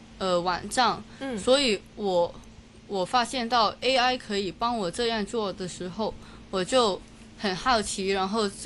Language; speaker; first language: Chinese; non-native, local second language; Cantonese